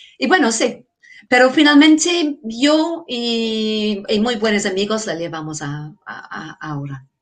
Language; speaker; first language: Spanish; non-native, fluent; English